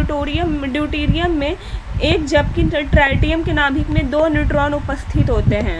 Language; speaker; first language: Hindi; native; Hindi